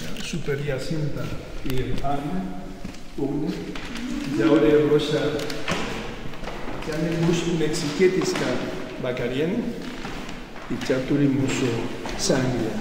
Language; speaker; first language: Lithuanian; non-native, learner; Spanish